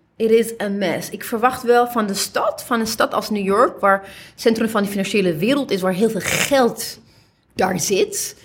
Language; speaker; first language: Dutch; early bilingual, other home language; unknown